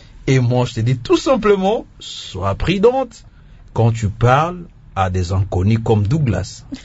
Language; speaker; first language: French; non-native, local second language; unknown